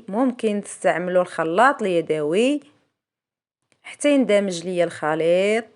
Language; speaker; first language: Arabic; native; Arabic